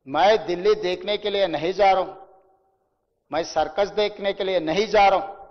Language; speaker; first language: Hindi; non-native, local second language; Telugu